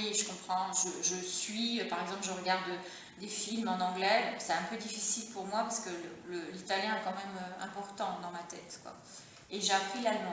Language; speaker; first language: French; early bilingual, other home language; Italian